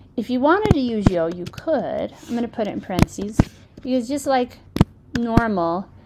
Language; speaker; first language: English; native; English